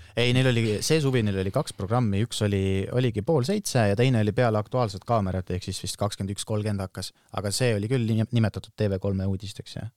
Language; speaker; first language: Estonian; native; Estonian